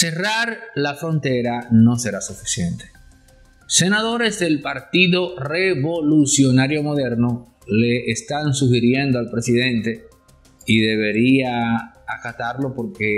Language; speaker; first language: Spanish; native; Spanish